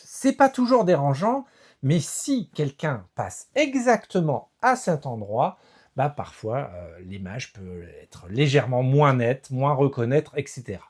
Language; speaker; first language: French; native; French